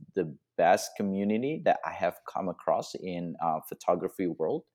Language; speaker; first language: English; non-native, fluent; Indonesian